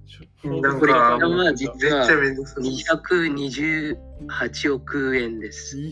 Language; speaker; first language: Japanese; non-native, fluent; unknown